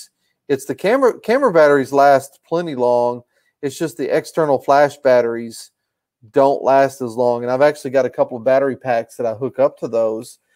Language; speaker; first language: English; native; English